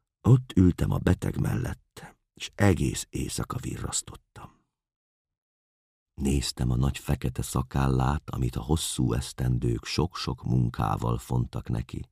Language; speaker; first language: Hungarian; native; Hungarian